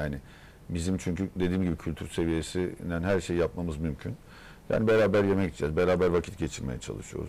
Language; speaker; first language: Turkish; native; Turkish